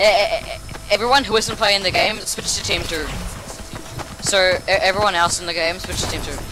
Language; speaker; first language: English; native; English